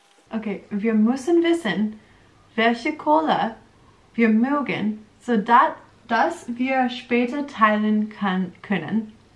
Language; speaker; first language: German; non-native, learner; English